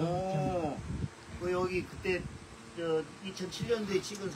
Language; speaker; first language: Korean; native; Korean